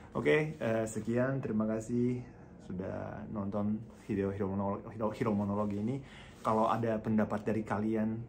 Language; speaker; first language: Indonesian; non-native, fluent; Japanese